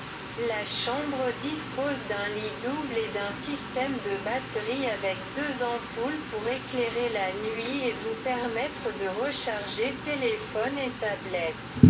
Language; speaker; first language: French; non-native, local second language; Haitian Creole